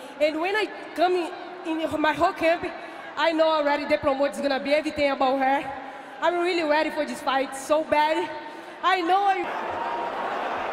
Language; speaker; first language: English; non-native, learner; Portuguese